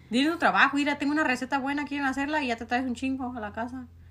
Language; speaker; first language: Spanish; early bilingual, heritage; Spanish